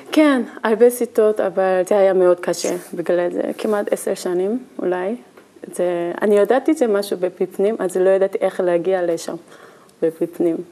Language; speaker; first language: Hebrew; non-native, learner; Korean